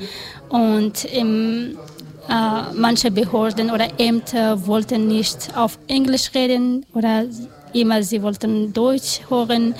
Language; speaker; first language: German; non-native, learner; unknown